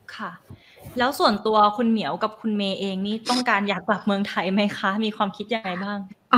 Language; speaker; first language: Thai; native; Thai